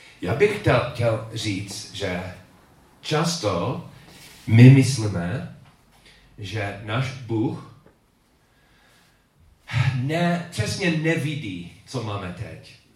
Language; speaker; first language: Czech; non-native, learner; English